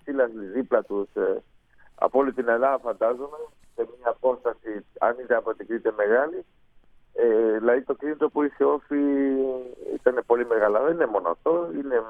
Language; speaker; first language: Greek; non-native, fluent; Spanish